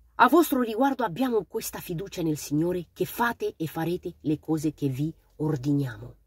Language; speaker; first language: Italian; non-native, fluent; Romanian